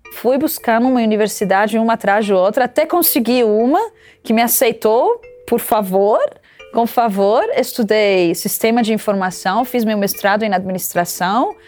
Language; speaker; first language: Portuguese; non-native, fluent; Arabic